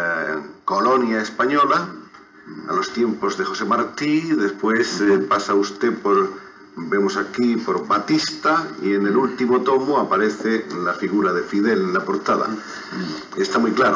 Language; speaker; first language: Spanish; native; Spanish